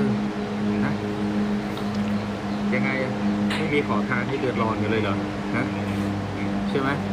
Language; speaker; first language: Thai; native; Thai